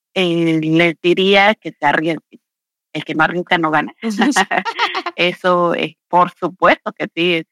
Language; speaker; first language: Spanish; native; Spanish